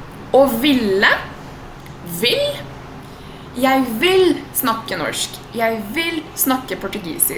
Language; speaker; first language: Norwegian; non-native, fluent; Portuguese